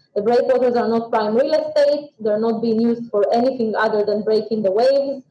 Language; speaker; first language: English; non-native, fluent; Russian